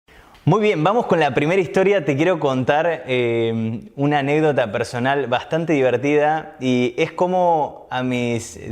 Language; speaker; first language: Spanish; native; Spanish